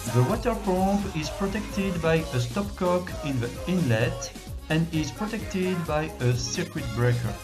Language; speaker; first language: English; non-native, fluent; French